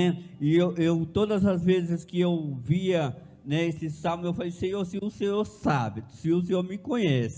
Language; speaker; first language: Portuguese; native; Portuguese